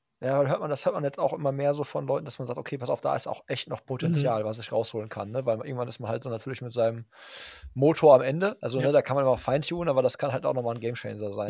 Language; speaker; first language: German; native; German